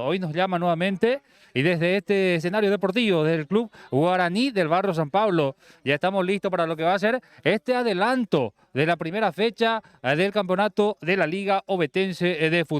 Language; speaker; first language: Spanish; native; Spanish